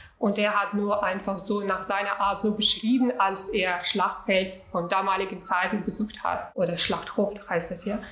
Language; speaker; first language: German; non-native, fluent; Russian